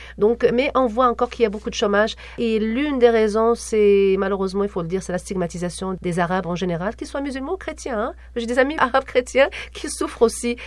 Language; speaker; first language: French; non-native, local second language; Arabic